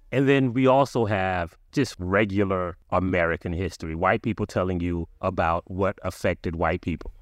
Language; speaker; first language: English; native; English